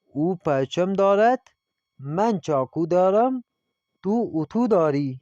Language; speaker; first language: Persian; non-native, fluent; Urdu